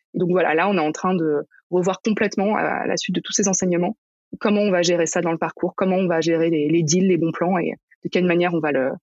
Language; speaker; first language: French; native; French